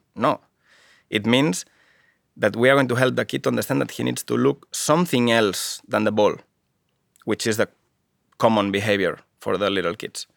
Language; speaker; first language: English; non-native, fluent; Spanish